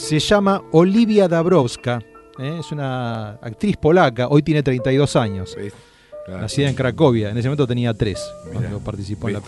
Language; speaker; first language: Spanish; native; Spanish